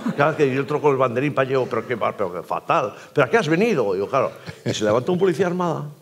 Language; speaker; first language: Spanish; native; Spanish